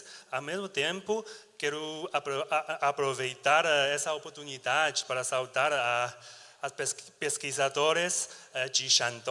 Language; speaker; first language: Portuguese; non-native, learner; Chinese